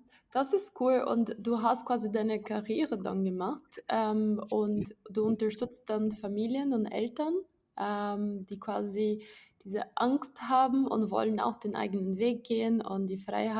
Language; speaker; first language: German; non-native, fluent; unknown